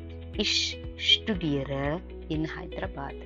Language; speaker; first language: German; non-native, fluent; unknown